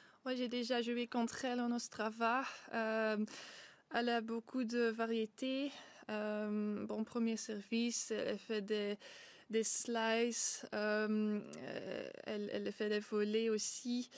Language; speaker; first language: French; non-native, local second language; Dutch